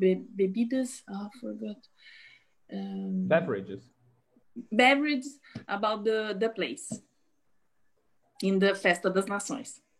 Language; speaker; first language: English; non-native, learner; Portuguese